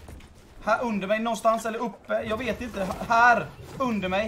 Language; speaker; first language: Swedish; native; Swedish